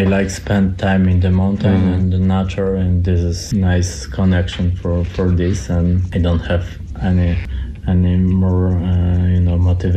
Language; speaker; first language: English; non-native, learner; Polish